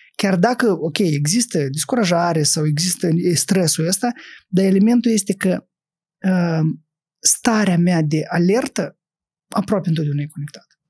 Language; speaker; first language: Romanian; native; Romanian